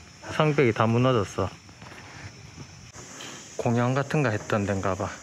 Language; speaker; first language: Korean; native; Korean